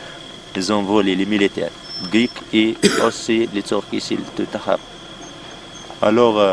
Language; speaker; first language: French; non-native, learner; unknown